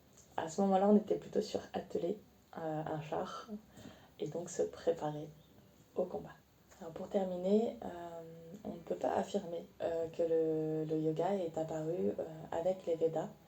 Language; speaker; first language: French; native; French